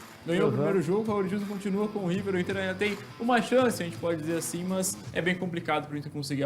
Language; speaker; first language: Portuguese; native; Portuguese